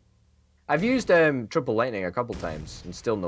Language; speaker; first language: English; native; English